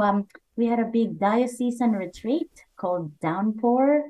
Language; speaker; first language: English; non-native, local second language; Bikol